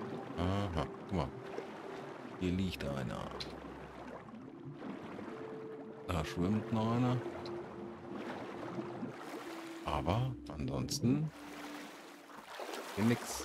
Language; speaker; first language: German; native; German